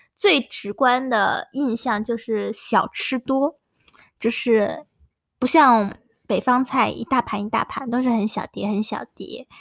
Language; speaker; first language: Chinese; native; Chinese